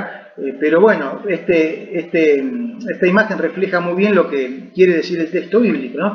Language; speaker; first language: Spanish; native; Spanish